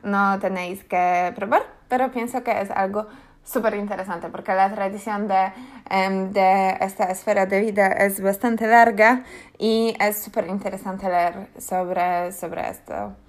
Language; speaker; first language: Spanish; non-native, learner; Polish